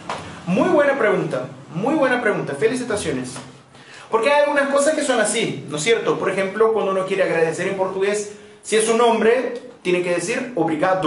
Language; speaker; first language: Spanish; non-native, fluent; Portuguese